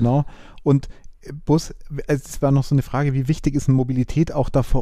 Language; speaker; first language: German; native; German